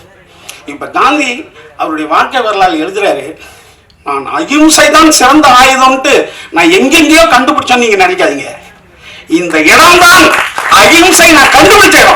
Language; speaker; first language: Tamil; native; Tamil